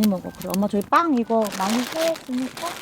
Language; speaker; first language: Korean; native; Korean